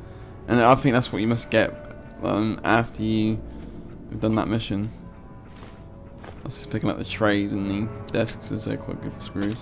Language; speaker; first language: English; native; English